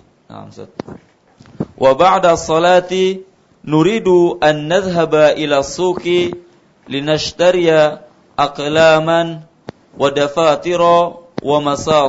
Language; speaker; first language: Arabic; non-native, learner; Indonesian